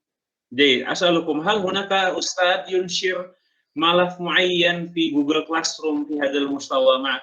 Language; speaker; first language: Arabic; non-native, fluent; Indonesian